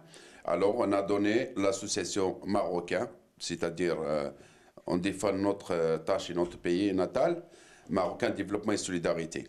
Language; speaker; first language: French; non-native, local second language; Arabic